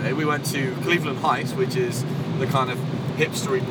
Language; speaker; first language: English; native; English